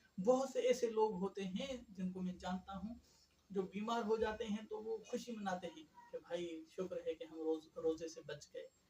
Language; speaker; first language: Urdu; non-native, local second language; Sindhi